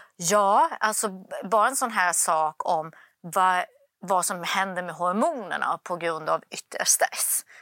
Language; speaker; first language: Swedish; early bilingual, other home language; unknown